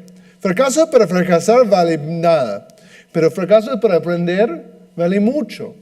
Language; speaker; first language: Spanish; non-native, fluent; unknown